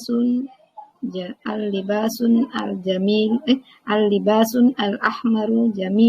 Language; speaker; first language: Arabic; non-native, learner; Indonesian